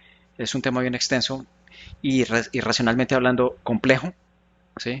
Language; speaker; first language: Spanish; native; Spanish